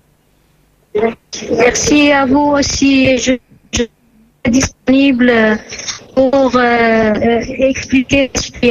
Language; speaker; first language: French; non-native, fluent; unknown